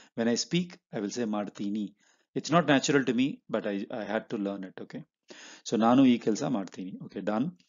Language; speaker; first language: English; non-native, local second language; Hindi